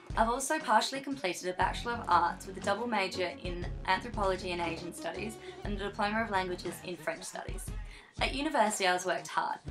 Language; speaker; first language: English; native; English